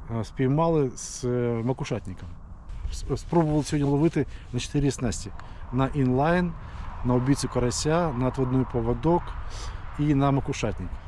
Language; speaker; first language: Ukrainian; non-native, local second language; Russian